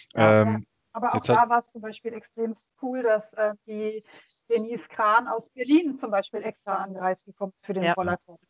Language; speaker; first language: German; native; German